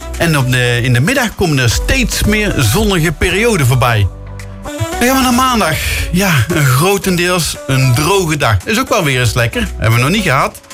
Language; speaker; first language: Dutch; native; Dutch